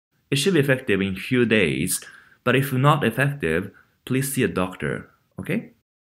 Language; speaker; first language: English; non-native, fluent; Japanese